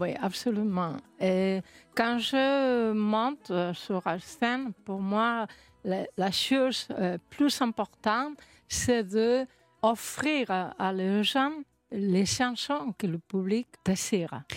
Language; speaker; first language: French; non-native, learner; Spanish